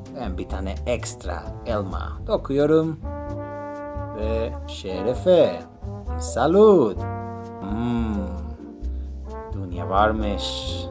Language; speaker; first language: Turkish; non-native, learner; Spanish